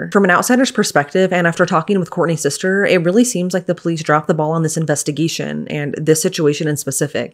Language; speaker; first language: English; native; English